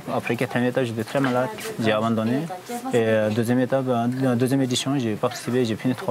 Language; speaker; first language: French; non-native, fluent; Sherpa